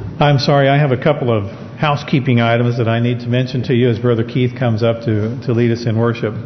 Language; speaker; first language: English; native; English